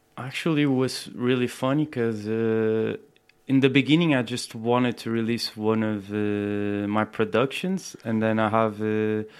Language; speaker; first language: English; non-native, fluent; Portuguese